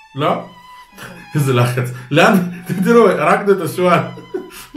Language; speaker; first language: Hebrew; native; Hebrew